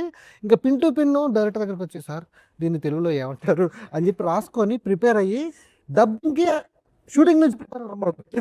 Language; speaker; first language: Telugu; native; Telugu